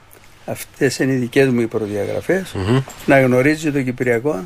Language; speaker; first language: Greek; native; Greek